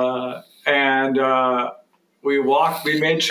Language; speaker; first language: English; native; English